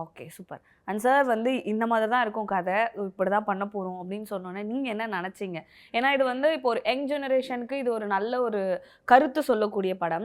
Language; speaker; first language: Tamil; native; Tamil